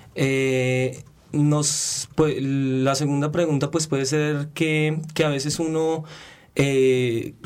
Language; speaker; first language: Spanish; native; Spanish